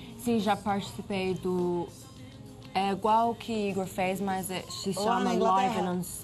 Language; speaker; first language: Portuguese; early bilingual, heritage; English